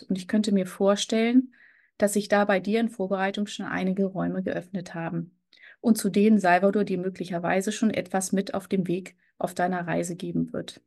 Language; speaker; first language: German; native; German